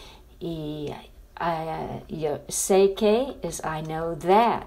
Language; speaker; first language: Spanish; non-native, fluent; English